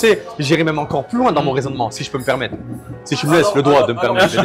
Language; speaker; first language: French; native; French